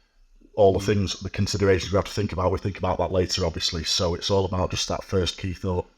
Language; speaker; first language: English; native; English